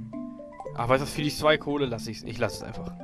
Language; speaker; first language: German; native; German